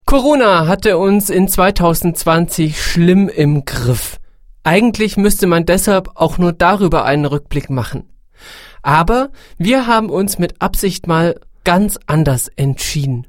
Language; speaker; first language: German; native; German